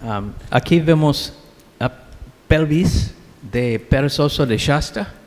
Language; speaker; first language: Spanish; non-native, learner; English